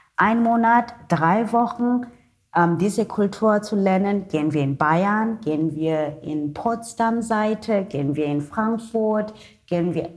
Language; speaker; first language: German; non-native, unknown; Xhosa